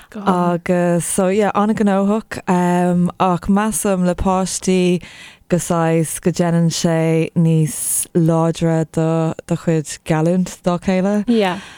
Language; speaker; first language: Irish; non-native, local second language; English